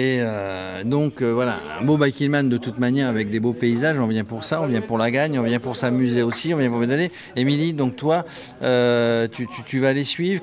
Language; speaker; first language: French; native; French